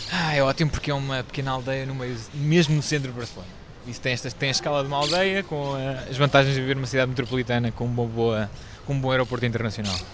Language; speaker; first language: Portuguese; native; Portuguese